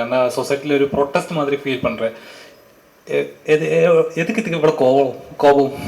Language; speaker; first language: Tamil; non-native, learner; Malayalam